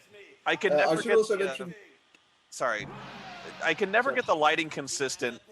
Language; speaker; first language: English; native; English